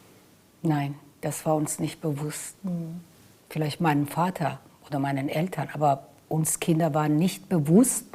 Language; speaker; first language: German; non-native, fluent; Persian